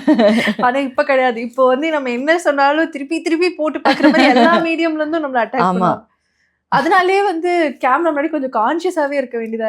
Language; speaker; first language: Tamil; native; Tamil